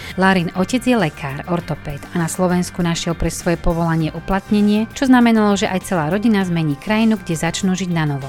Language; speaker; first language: Slovak; native; Slovak